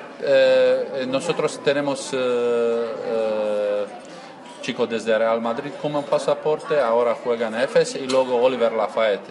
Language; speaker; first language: Spanish; non-native, learner; Croatian